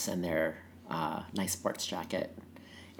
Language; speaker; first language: English; native; English